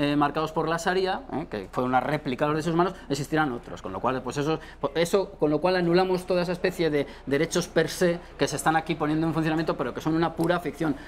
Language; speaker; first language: Spanish; native; Spanish